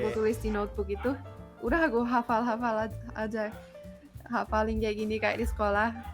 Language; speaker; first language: Indonesian; non-native, fluent; Finnish